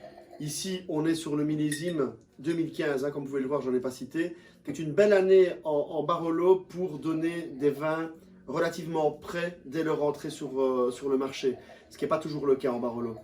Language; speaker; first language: French; native; French